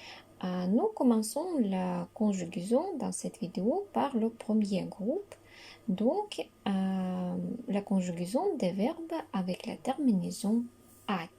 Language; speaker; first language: French; non-native, fluent; Russian